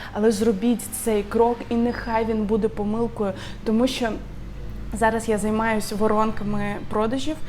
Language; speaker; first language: Ukrainian; non-native, local second language; Russian